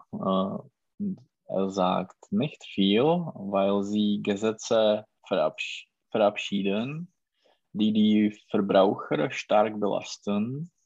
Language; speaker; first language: German; non-native, learner; Czech